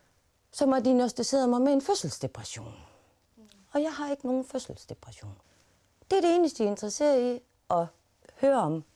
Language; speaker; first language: Danish; native; Danish